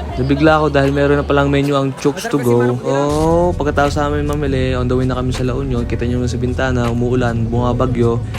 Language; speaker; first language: Filipino; early bilingual, heritage; Filipino